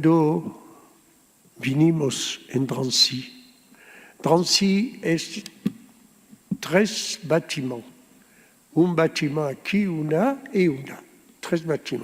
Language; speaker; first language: Spanish; early bilingual, heritage; French